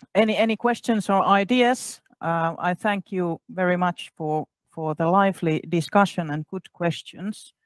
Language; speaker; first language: English; non-native, fluent; Finnish